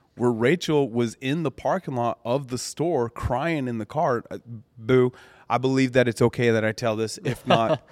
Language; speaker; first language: English; native; English